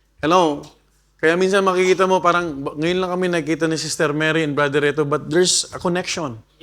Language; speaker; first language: Filipino; non-native, local second language; Bikol